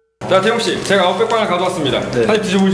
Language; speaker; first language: Korean; native; Korean